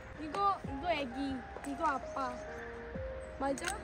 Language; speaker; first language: Korean; non-native, learner; Turkish